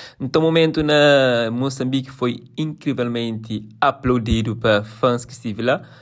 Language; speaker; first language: Portuguese; non-native, local second language; Kabuverdianu